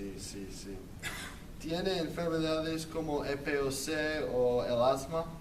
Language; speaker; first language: Spanish; non-native, learner; English